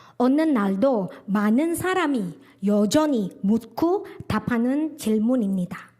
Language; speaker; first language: Korean; non-native, fluent; Indonesian